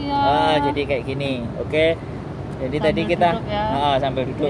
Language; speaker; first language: Indonesian; non-native, local second language; Javanese